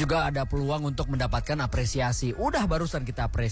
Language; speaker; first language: Indonesian; native; Indonesian